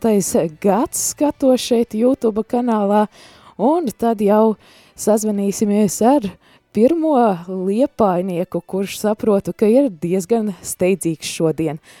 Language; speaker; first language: Latvian; native; Latvian